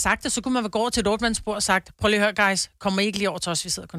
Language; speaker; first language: Danish; native; Danish